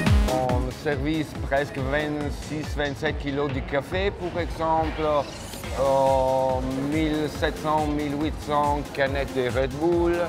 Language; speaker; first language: French; non-native, learner; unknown